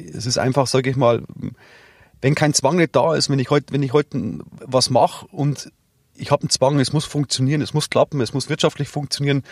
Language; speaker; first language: German; native; German